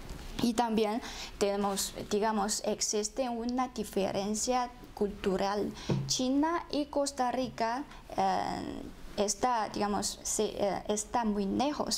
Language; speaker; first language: Spanish; non-native, fluent; Chinese